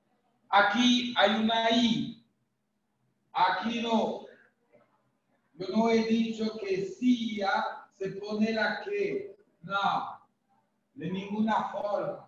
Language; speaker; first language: Spanish; non-native, fluent; French